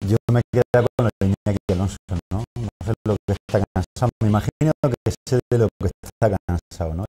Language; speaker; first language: Spanish; native; Spanish